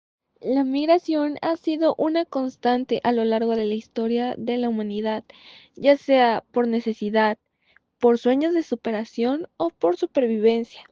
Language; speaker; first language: Spanish; native; Spanish